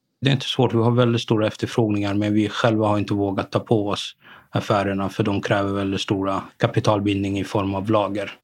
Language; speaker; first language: Swedish; early bilingual, other home language; Arabic